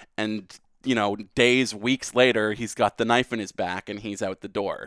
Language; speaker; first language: English; native; English